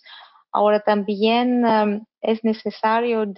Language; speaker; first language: Spanish; non-native, fluent; English